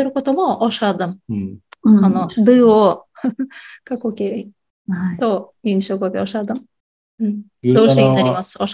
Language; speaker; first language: Japanese; non-native, fluent; Tatar